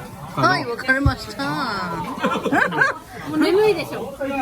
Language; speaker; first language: Japanese; non-native, fluent; Filipino